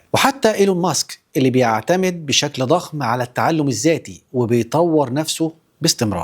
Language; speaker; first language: Arabic; native; Arabic